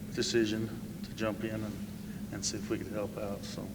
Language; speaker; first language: English; native; English